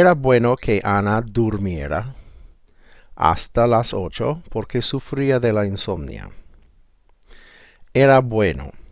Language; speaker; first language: Spanish; non-native, fluent; English